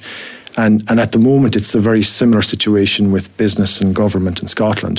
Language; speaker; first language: English; native; English